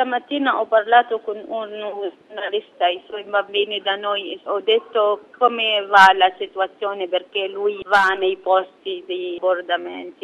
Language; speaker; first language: Italian; non-native, fluent; Arabic